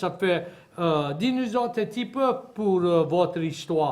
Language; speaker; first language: French; native; French